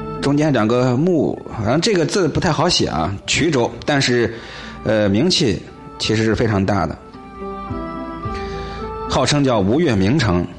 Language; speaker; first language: Chinese; native; Chinese